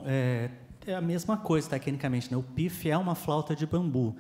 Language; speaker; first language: Portuguese; native; Portuguese